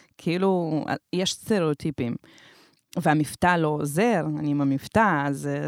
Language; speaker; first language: Hebrew; non-native, fluent; Russian